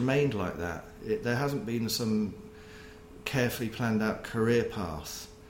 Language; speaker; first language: English; native; English